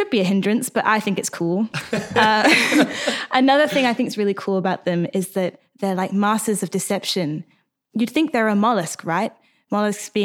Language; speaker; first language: English; native; English